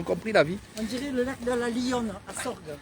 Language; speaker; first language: French; native; French